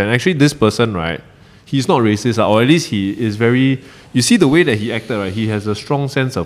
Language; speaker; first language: English; native; English